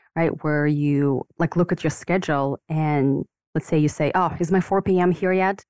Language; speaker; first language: English; non-native, fluent; Ukrainian